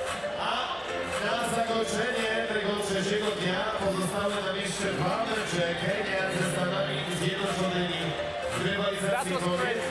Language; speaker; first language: Polish; native; Polish